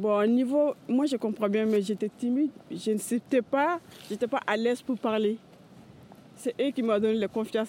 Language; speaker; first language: French; non-native, learner; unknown